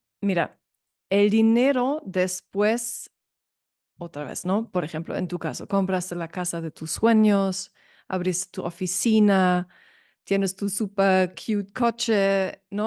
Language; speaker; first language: Spanish; non-native, fluent; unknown